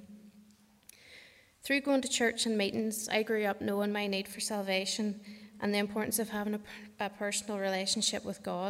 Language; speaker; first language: English; native; English